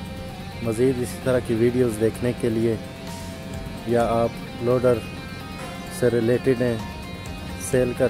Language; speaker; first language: Hindi; non-native, local second language; Punjabi